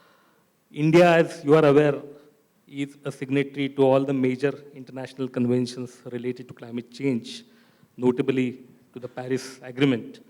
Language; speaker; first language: English; non-native, local second language; Marathi